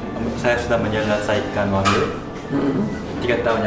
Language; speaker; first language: Indonesian; non-native, fluent; Korean